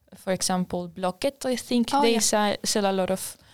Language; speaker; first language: English; non-native, fluent; Spanish